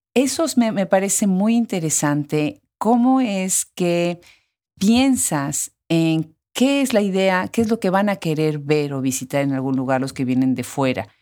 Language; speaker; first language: Spanish; native; Spanish